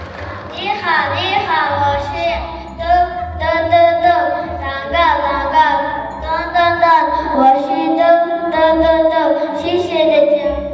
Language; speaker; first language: Chinese; non-native, learner; Mongolian